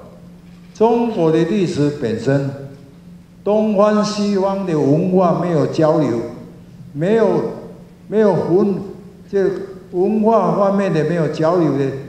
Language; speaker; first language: Chinese; non-native, local second language; Min Nan Chinese